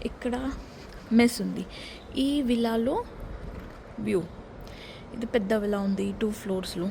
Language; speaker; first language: Telugu; non-native, learner; Marathi